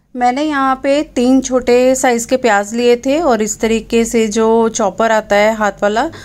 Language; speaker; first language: Hindi; non-native, local second language; Punjabi